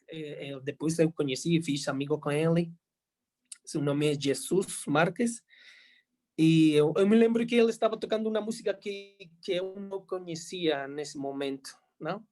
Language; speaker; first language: Portuguese; non-native, fluent; Spanish